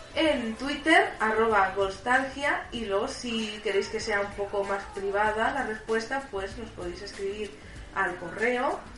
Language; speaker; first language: Spanish; native; Spanish